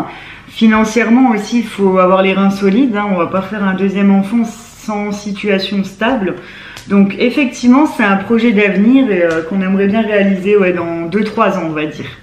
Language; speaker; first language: French; native; French